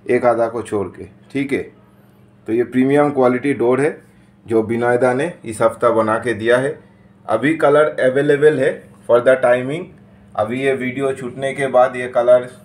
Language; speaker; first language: Hindi; non-native, local second language; Bangla